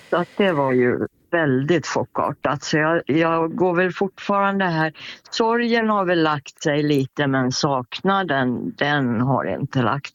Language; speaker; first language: Swedish; native; Swedish